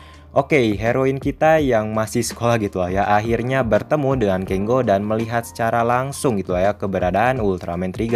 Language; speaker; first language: Indonesian; native; Indonesian